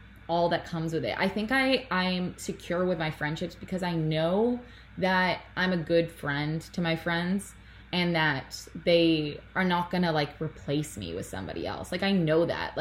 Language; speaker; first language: English; native; English